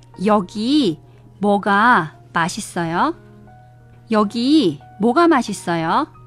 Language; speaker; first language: Korean; non-native, fluent; Chinese